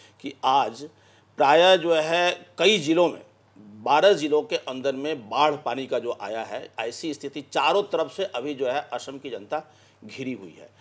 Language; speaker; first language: Hindi; native; Hindi